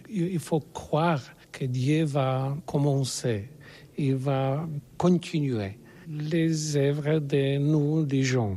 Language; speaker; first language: French; non-native, learner; Polish